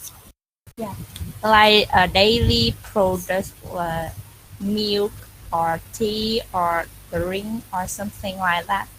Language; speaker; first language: English; non-native, learner; Vietnamese